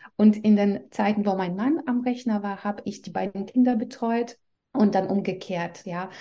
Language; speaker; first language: German; non-native, fluent; Russian